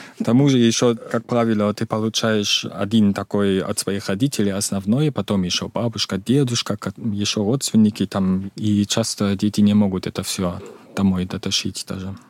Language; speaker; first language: Russian; non-native, fluent; German